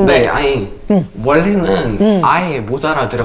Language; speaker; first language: Korean; early bilingual, other home language; English